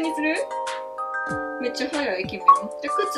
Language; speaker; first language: Japanese; native; Japanese